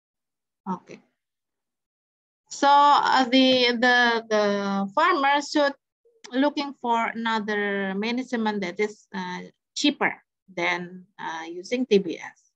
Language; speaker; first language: English; non-native, fluent; Indonesian